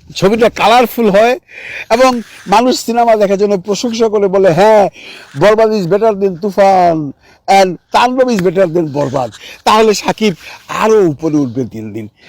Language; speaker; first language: Bangla; native; Bangla